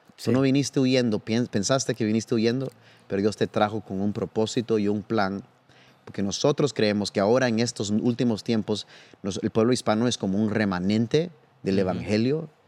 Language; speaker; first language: Spanish; early bilingual, heritage; Spanish